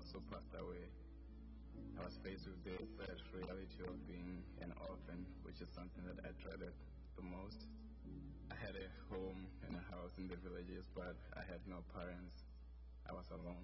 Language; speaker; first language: English; non-native, local second language; Southern Sotho